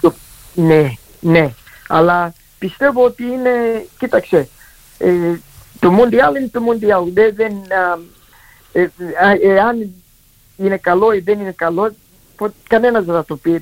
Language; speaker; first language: Greek; early bilingual, heritage; Greek